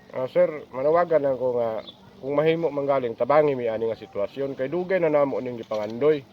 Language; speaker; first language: Cebuano; native; Cebuano